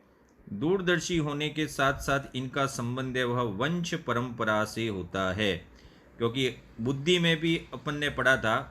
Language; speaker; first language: Hindi; native; Hindi